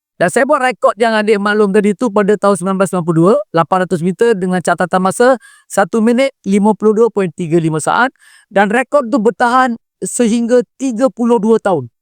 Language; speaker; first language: Malay; non-native, local second language; Tamil